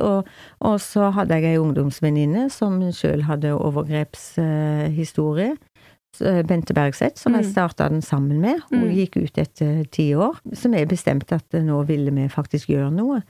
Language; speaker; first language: Norwegian; native; Norwegian